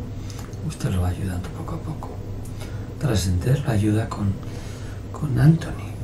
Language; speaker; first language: Spanish; native; Spanish